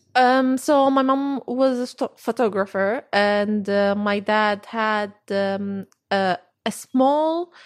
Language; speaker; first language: English; non-native, fluent; Arabic